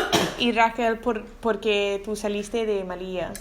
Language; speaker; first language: Spanish; non-native, learner; English